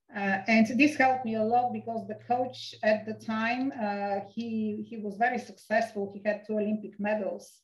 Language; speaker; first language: English; non-native, fluent; Bulgarian